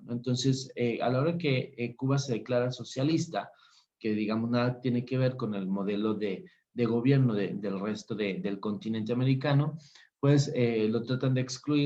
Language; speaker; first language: Spanish; native; Spanish